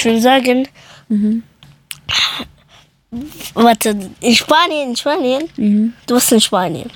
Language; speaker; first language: German; early bilingual, other home language; Persian